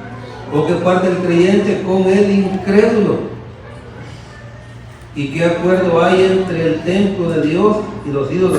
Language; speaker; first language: Spanish; native; Spanish